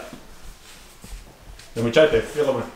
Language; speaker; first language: Dutch; native; Dutch